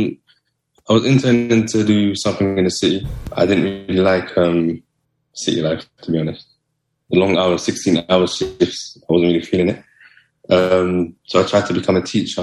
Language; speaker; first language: English; native; English